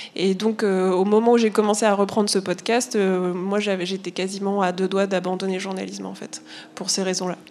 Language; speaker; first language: French; native; French